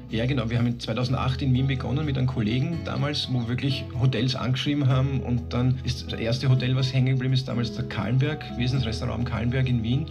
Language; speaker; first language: German; native; German